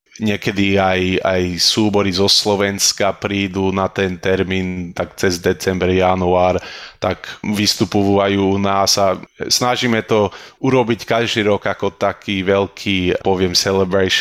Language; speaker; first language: Slovak; early bilingual, heritage; Slovak